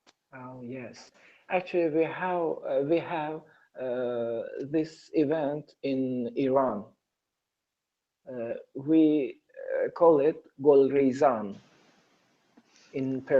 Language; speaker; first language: English; non-native, learner; Persian